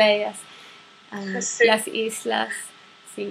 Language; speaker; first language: Spanish; non-native, learner; English